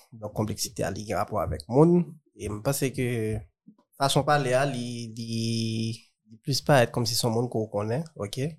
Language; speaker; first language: French; non-native, local second language; Haitian Creole